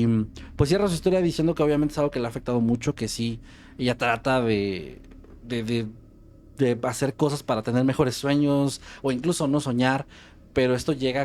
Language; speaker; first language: Spanish; native; Spanish